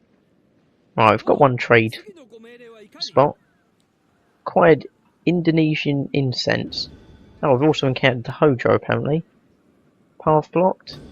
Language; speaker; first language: English; native; English